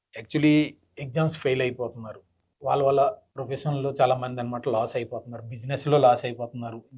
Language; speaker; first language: Telugu; native; Telugu